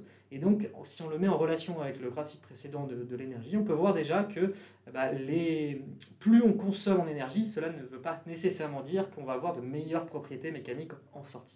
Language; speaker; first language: French; native; French